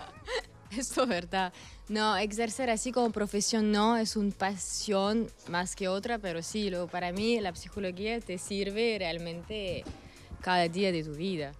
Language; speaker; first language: Spanish; non-native, learner; Russian